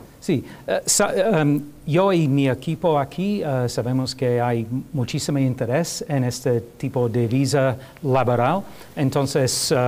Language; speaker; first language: Spanish; non-native, learner; English